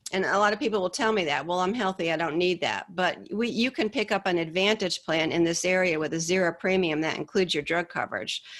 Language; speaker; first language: English; native; English